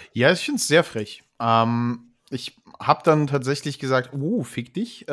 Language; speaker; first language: German; native; German